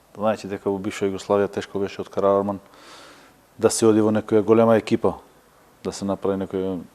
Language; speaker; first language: Macedonian; non-native, local second language; Albanian